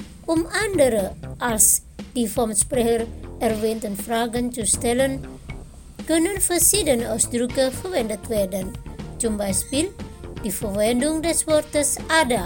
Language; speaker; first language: German; non-native, fluent; Indonesian